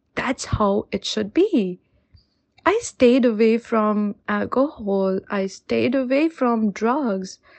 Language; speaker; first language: English; non-native, local second language; Hindi